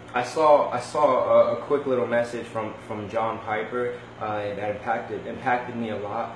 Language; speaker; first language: English; early bilingual, other home language; Spanish